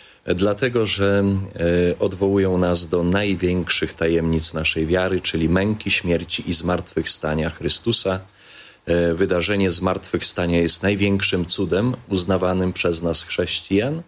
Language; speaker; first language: Polish; native; Polish